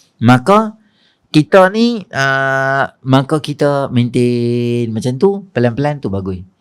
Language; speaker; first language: Malay; native; Malay